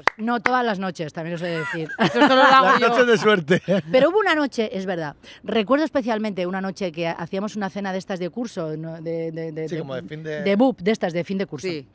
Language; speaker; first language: Spanish; native; Spanish